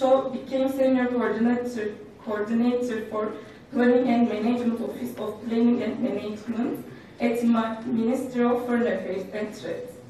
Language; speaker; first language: English; non-native, fluent; Turkish